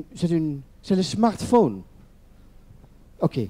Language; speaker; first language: French; non-native, learner; Dutch